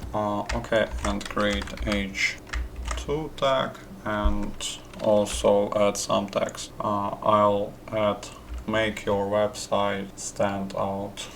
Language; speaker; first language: English; non-native, fluent; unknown